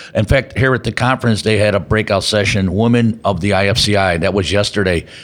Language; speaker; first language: English; native; English